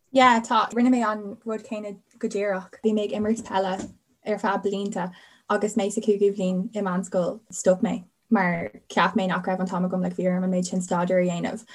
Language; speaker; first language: Irish; non-native, local second language; English